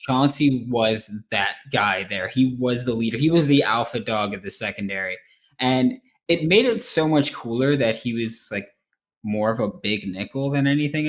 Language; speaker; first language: English; native; English